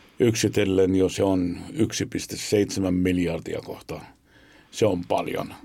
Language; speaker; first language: Finnish; non-native, fluent; Arabic